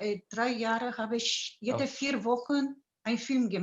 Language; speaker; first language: German; non-native, fluent; Polish